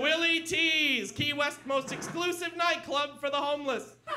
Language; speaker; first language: English; native; English